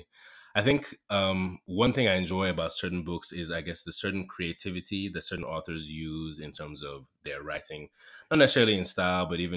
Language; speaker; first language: English; non-native, local second language; Yoruba